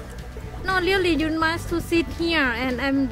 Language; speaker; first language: English; non-native, learner; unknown